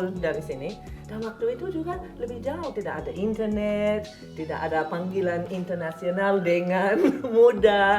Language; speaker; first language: Indonesian; non-native, fluent; English